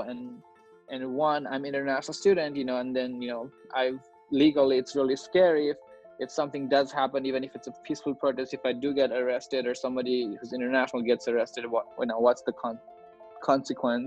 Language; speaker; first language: English; non-native, local second language; Nepali